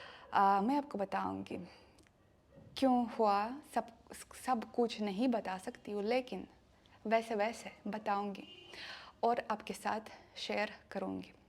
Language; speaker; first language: Hindi; non-native, learner; Russian